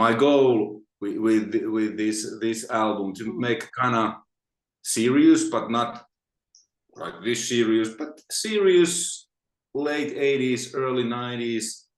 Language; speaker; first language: English; non-native, fluent; Finnish